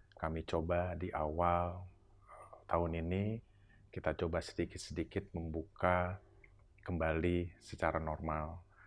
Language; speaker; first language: Indonesian; native; Indonesian